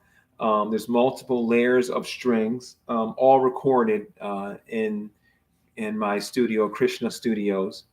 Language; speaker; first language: English; native; English